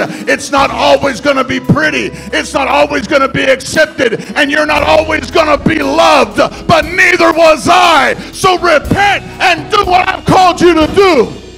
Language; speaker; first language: English; early bilingual, other home language; Spanish